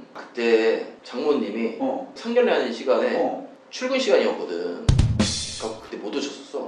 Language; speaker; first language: Korean; native; Korean